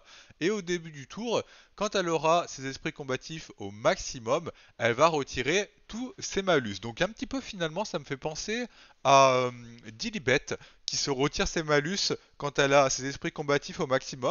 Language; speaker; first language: French; native; French